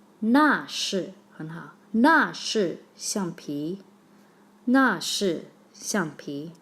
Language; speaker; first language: Chinese; non-native, fluent; English